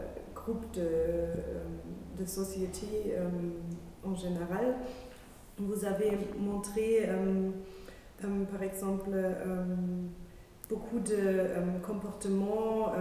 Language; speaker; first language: French; non-native, fluent; German